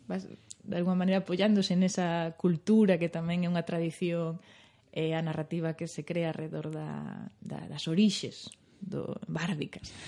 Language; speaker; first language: Galician; native; Galician